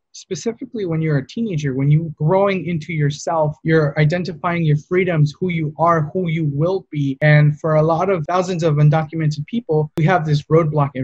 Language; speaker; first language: English; native; English